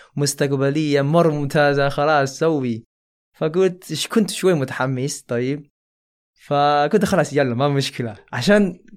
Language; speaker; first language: Arabic; non-native, fluent; Chinese